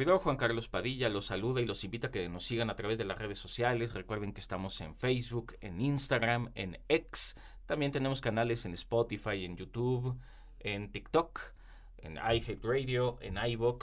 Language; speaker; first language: Spanish; native; Spanish